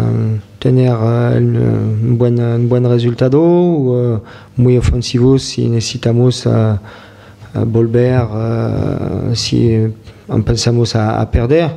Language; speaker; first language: Spanish; non-native, fluent; French